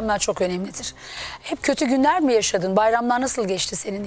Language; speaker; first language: Turkish; native; Turkish